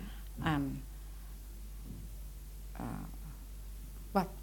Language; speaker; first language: Dutch; non-native, local second language; Indonesian